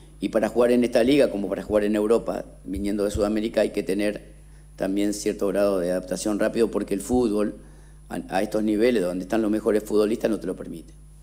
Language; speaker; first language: Spanish; native; Spanish